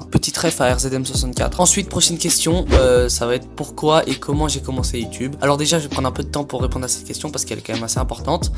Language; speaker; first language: French; native; French